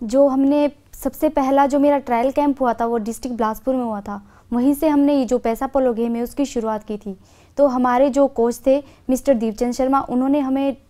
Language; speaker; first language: Hindi; native; Hindi